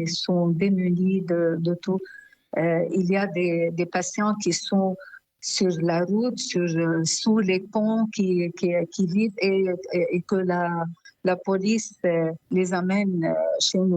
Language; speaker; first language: French; non-native, local second language; Arabic